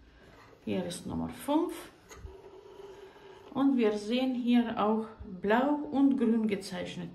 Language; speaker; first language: German; non-native, fluent; Croatian